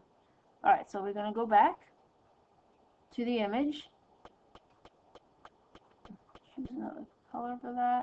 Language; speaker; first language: English; native; English